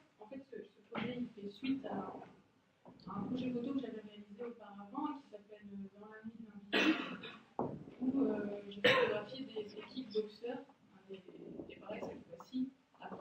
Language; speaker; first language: French; native; French